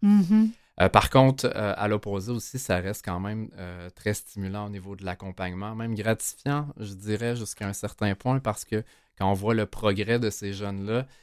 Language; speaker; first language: French; native; French